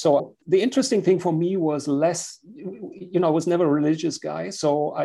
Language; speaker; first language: English; non-native, fluent; German